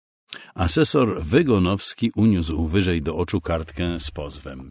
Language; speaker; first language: Polish; native; Polish